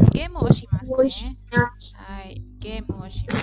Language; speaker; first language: Japanese; non-native, fluent; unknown